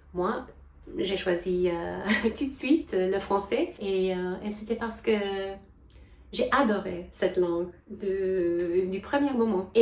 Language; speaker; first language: French; non-native, fluent; English